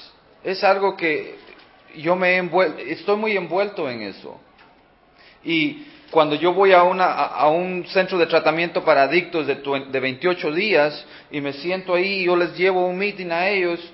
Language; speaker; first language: Spanish; early bilingual, heritage; Spanish